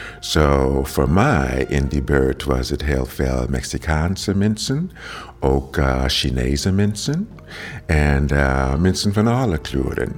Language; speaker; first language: Dutch; non-native, learner; English